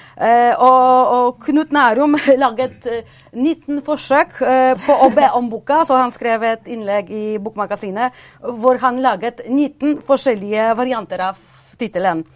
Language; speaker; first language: Norwegian; non-native, fluent; Polish